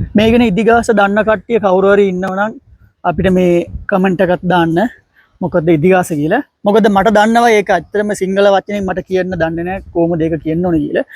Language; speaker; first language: Sinhala; non-native, local second language; Tamil